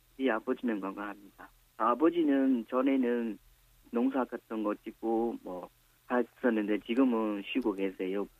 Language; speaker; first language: Korean; non-native, fluent; Burmese